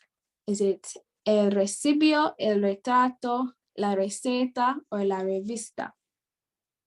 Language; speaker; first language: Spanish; non-native, fluent; English